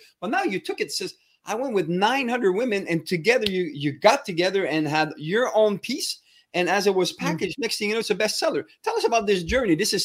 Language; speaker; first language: English; non-native, fluent; French